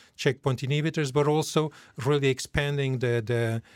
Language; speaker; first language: English; non-native, fluent; Portuguese